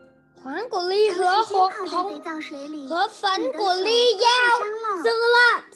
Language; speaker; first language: Chinese; non-native, learner; Vietnamese